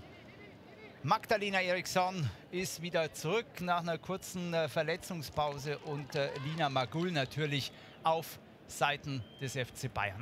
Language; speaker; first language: German; native; German